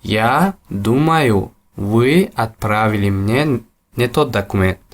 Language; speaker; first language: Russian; non-native, local second language; Tajik